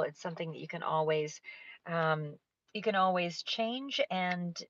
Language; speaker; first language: English; native; English